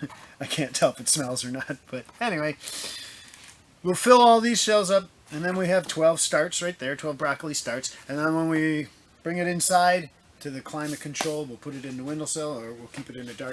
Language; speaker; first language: English; native; English